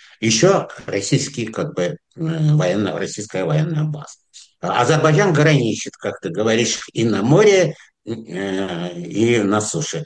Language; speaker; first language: Russian; non-native, fluent; Azerbaijani